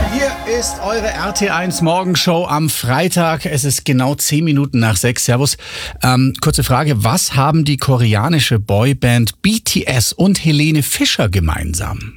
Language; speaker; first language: German; native; German